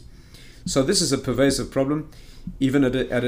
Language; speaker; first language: English; native; English